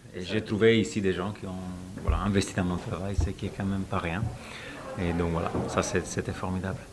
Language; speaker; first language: French; non-native, fluent; Italian